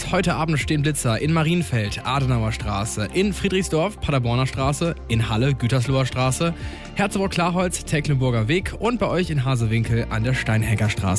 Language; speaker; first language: German; native; German